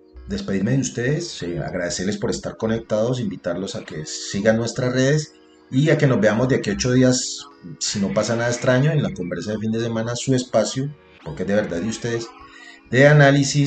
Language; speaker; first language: Spanish; native; Spanish